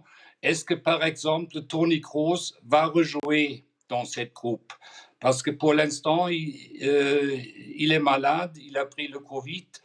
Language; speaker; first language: French; non-native, fluent; German